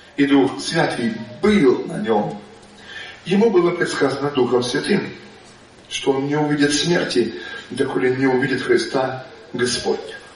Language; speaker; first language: Russian; native; Russian